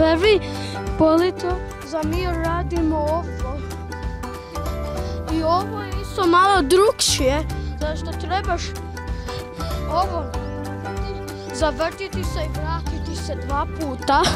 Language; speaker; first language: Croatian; early bilingual, heritage; Croatian